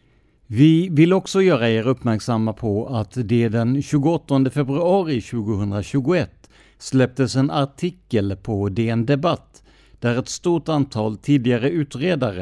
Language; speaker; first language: Swedish; native; Swedish